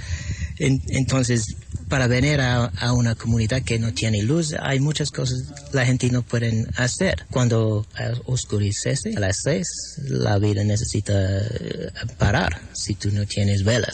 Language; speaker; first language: Spanish; non-native, fluent; English